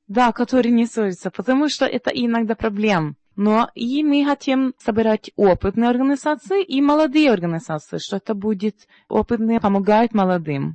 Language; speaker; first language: Russian; non-native, learner; Norwegian